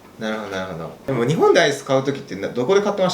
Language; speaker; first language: Japanese; native; Japanese